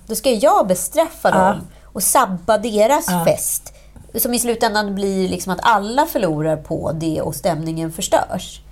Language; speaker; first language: Swedish; native; Swedish